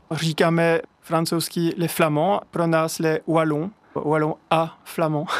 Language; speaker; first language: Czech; non-native, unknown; French